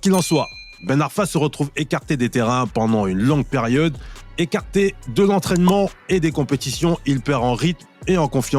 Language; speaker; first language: French; native; French